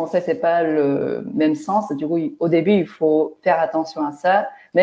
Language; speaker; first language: French; non-native, fluent; Chinese